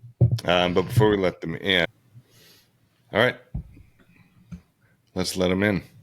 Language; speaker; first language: English; native; English